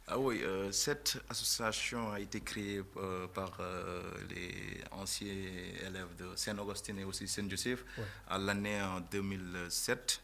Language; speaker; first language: French; non-native, fluent; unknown